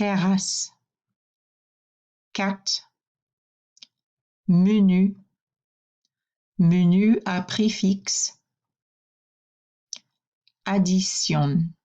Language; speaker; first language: French; non-native, fluent; English